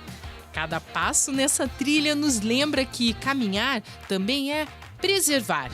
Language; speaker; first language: Portuguese; native; Portuguese